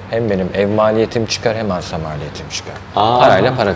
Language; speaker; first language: Turkish; native; Turkish